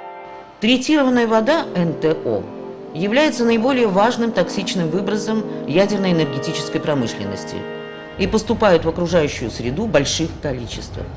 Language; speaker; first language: Russian; native; Russian